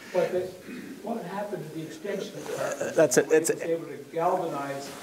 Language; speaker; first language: English; native; English